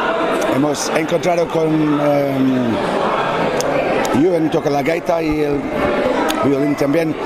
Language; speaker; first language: Spanish; non-native, fluent; English